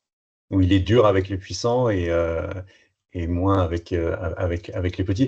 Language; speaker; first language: French; native; French